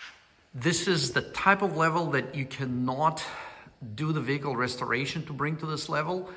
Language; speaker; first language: English; non-native, fluent; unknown